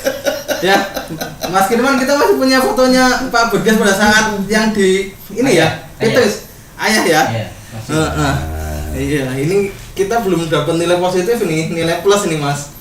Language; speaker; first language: Indonesian; native; Indonesian